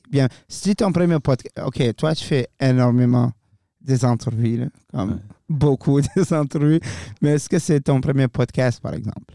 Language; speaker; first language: French; non-native, fluent; Arabic